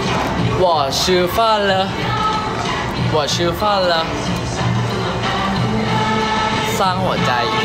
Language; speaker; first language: Chinese; non-native, learner; Thai